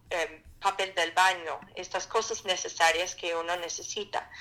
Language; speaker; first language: Spanish; non-native, fluent; English